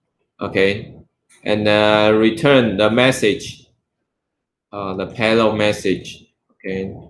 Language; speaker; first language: English; non-native, learner; Chinese